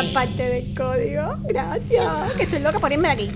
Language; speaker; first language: Spanish; native; Spanish